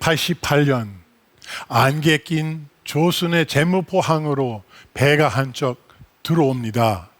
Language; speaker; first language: Korean; non-native, fluent; English